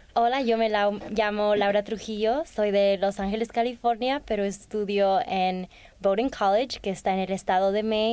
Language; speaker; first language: Spanish; early bilingual, heritage; Spanish